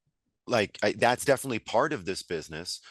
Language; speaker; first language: English; native; English